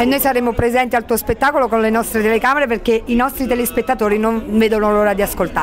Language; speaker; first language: Italian; native; Italian